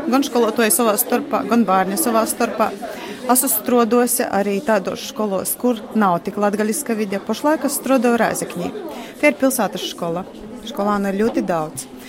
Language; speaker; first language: Latvian; native; Latvian